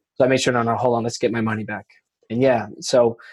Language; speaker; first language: English; non-native, fluent; Spanish